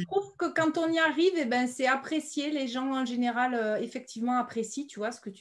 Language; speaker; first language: French; native; French